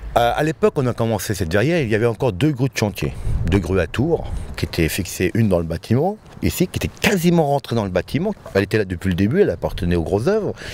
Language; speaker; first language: French; native; French